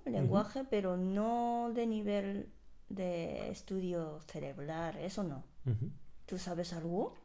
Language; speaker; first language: Spanish; non-native, fluent; Japanese